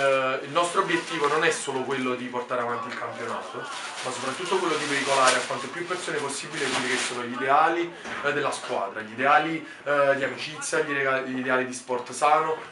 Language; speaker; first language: Italian; native; Italian